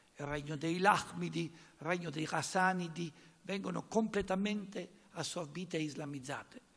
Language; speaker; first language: Italian; native; Italian